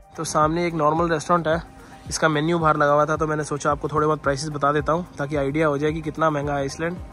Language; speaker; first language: Hindi; native; Hindi